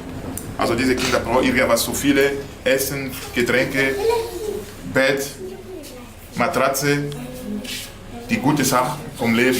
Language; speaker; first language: German; non-native, learner; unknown